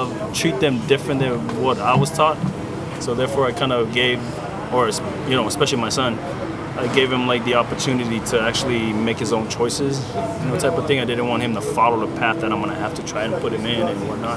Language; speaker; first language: English; non-native, fluent; Samoan